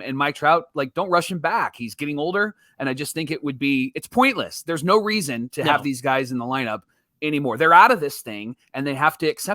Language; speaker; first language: English; native; English